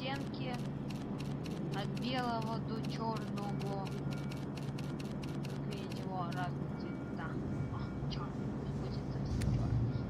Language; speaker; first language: Russian; native; Russian